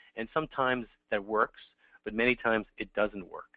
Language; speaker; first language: English; native; English